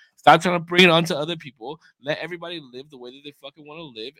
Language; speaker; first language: English; native; English